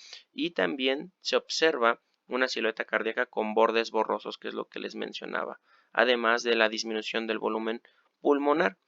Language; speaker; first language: Spanish; native; Spanish